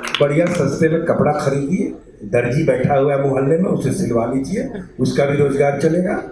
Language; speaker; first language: Hindi; native; Hindi